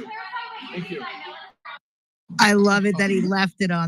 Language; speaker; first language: English; native; English